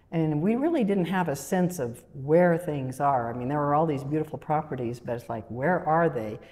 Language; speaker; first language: English; native; English